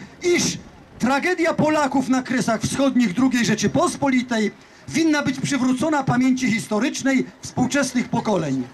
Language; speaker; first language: Polish; native; Polish